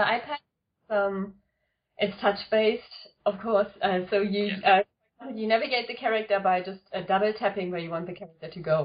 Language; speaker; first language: English; non-native, fluent; German